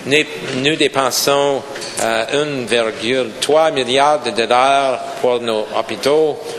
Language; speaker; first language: French; non-native, local second language; English